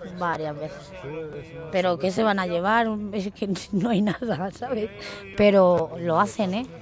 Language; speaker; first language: Spanish; native; Spanish